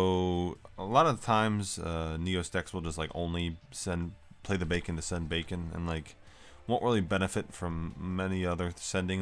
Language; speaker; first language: English; native; English